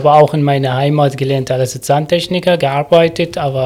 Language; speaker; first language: German; non-native, learner; Arabic